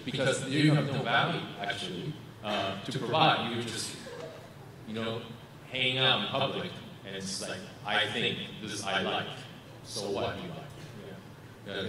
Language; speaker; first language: English; non-native, fluent; Chinese